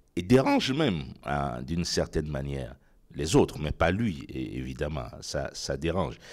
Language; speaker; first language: French; non-native, local second language; Ewe